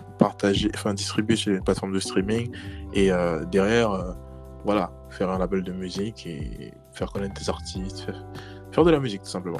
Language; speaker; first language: French; native; French